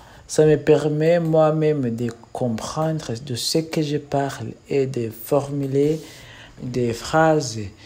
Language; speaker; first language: French; non-native, learner; Kinyarwanda